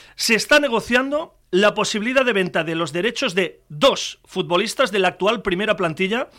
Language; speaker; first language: Spanish; non-native, local second language; Catalan